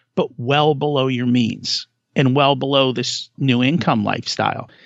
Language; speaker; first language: English; native; English